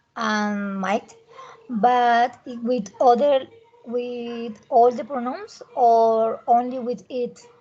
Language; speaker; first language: English; non-native, learner; Spanish